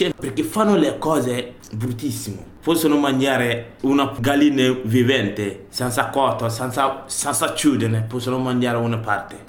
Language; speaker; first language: Italian; non-native, learner; Bambara